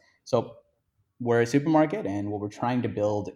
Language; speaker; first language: English; non-native, local second language; Hindi